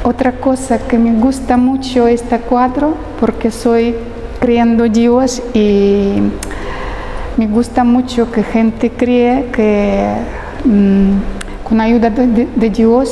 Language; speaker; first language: Spanish; non-native, learner; Russian